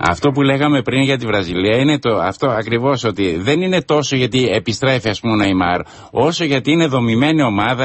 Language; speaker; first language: Greek; native; Greek